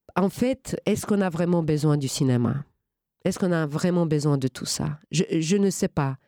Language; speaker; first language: French; non-native, fluent; Romanian